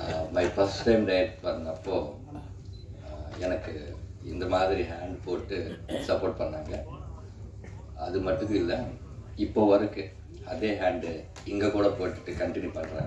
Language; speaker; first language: Tamil; non-native, learner; Telugu